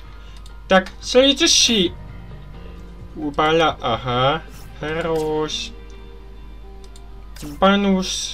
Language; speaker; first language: Russian; non-native, learner; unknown